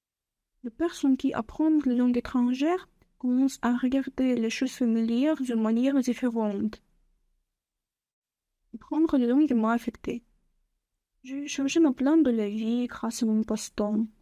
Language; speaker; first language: French; non-native, learner; Russian